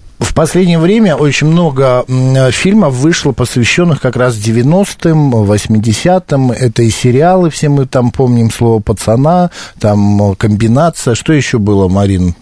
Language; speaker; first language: Russian; native; Russian